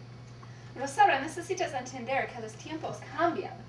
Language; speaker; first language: Spanish; non-native, learner; English